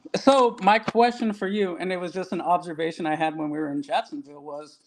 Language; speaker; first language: English; native; English